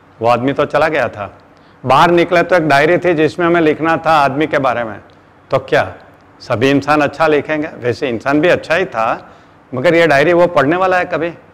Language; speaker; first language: Hindi; non-native, local second language; Gujarati